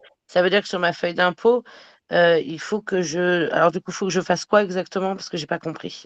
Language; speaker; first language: French; native; French